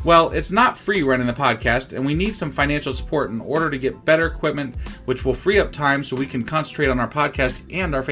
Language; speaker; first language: English; native; English